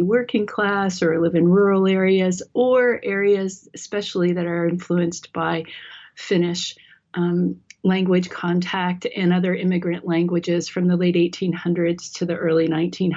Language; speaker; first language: English; native; English